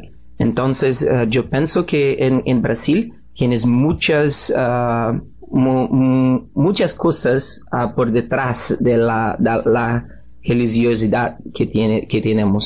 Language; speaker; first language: Spanish; non-native, learner; Portuguese